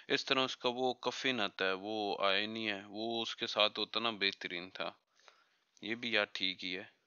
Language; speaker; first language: Urdu; non-native, local second language; Punjabi